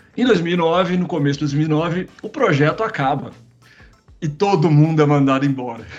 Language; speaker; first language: Portuguese; native; Portuguese